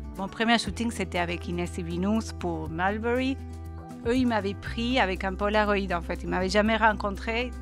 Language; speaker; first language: French; non-native, fluent; Spanish